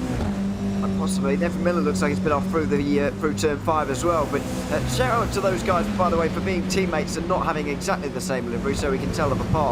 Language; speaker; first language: English; native; English